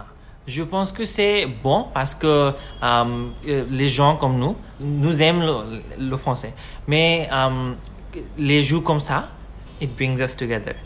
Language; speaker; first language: French; non-native, learner; Bangla